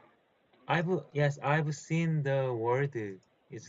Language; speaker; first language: English; non-native, learner; Korean